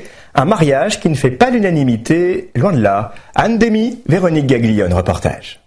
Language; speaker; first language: French; native; French